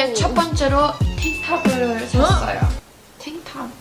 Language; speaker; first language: Korean; early bilingual, heritage; English